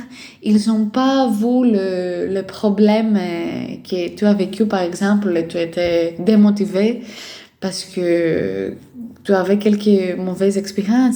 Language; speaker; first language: French; non-native, fluent; Greek